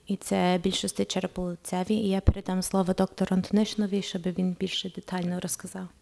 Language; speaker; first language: Ukrainian; early bilingual, heritage; Ukrainian